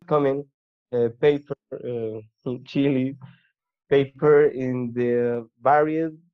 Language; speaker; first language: English; non-native, learner; Spanish